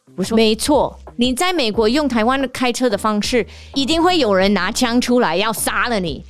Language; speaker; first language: Chinese; non-native, fluent; English